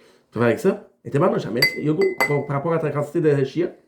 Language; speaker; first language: French; native; French